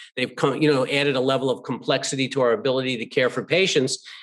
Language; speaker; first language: English; native; English